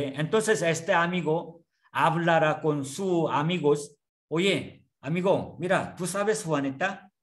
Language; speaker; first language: Spanish; non-native, learner; Korean